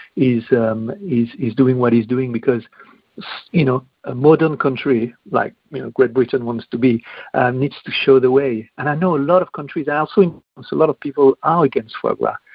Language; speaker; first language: English; non-native, fluent; French